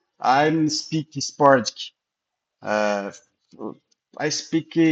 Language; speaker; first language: English; non-native, learner; Portuguese